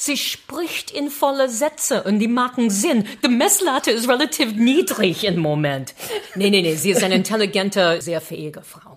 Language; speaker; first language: German; non-native, fluent; English